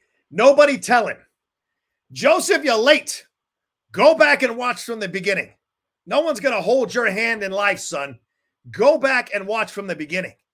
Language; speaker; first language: English; native; English